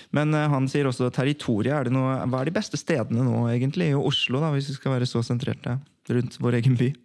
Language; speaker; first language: Norwegian; early bilingual, other home language; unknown